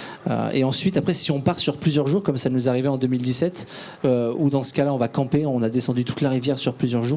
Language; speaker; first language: French; native; French